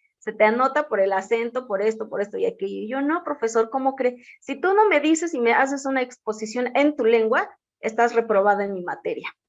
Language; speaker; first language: Spanish; non-native, local second language; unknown